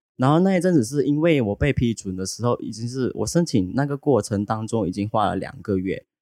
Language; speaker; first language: Chinese; native; Chinese